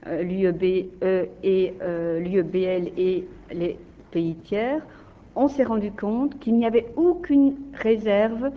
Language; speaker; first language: French; native; French